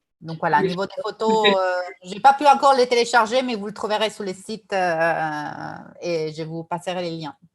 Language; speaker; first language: French; non-native, learner; Spanish